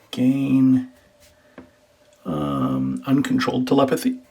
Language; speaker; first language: English; native; English